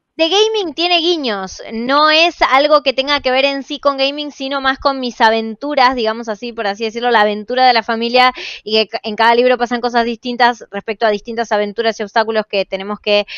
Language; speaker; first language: Spanish; native; Spanish